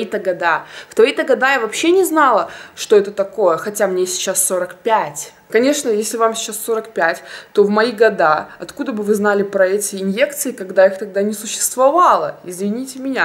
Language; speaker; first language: Russian; native; Russian